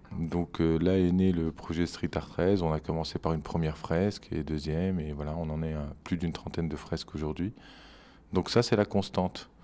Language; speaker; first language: French; native; French